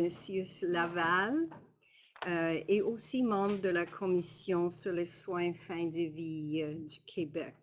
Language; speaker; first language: French; non-native, local second language; English